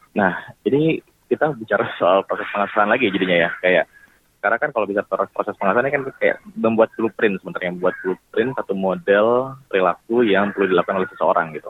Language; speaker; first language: Indonesian; native; Indonesian